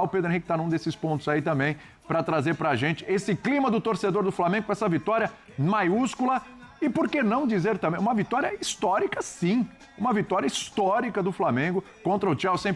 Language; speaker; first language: Portuguese; native; Portuguese